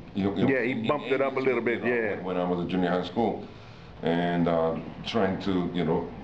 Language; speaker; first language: English; non-native, fluent; Japanese